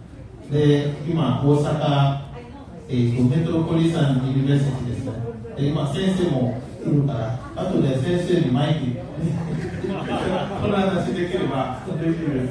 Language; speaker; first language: Japanese; non-native, learner; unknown